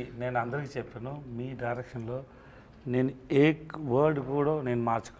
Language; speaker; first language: Telugu; non-native, local second language; Tamil